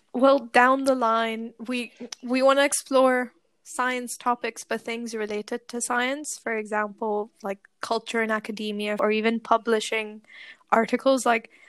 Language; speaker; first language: English; non-native, local second language; Urdu